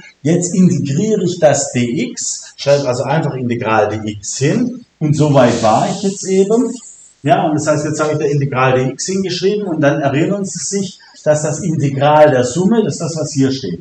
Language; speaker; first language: German; native; German